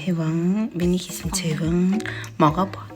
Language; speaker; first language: Korean; non-native, learner; Mongolian